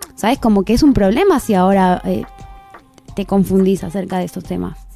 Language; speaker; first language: Spanish; native; Spanish